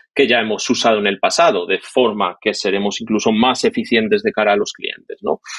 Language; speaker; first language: Spanish; native; Spanish